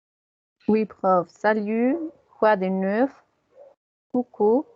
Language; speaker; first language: French; non-native, learner; Spanish